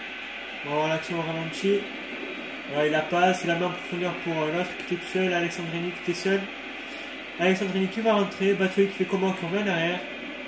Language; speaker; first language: French; native; French